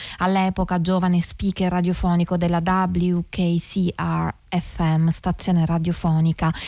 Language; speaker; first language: Italian; native; Italian